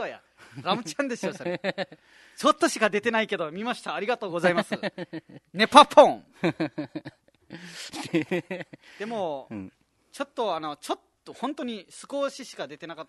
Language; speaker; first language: Japanese; non-native, fluent; Nepali